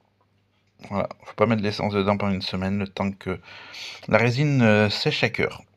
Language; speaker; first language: French; native; French